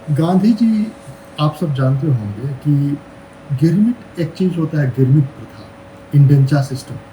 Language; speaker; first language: Hindi; native; Hindi